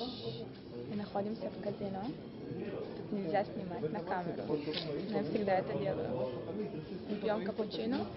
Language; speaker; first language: Russian; early bilingual, heritage; Russian